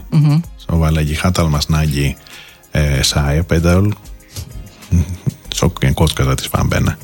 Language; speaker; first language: Hungarian; non-native, fluent; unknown